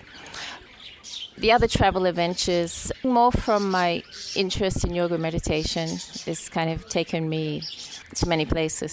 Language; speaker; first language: English; native; English